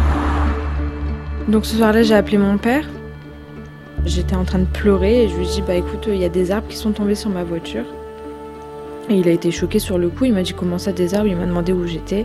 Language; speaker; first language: French; native; French